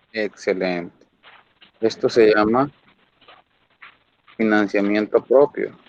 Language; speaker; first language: Spanish; native; Spanish